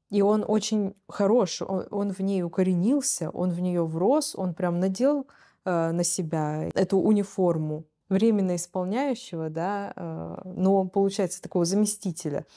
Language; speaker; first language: Russian; native; Russian